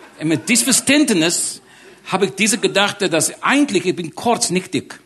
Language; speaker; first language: German; non-native, learner; English